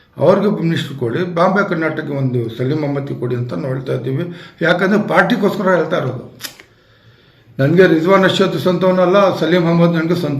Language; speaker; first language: Kannada; non-native, local second language; Urdu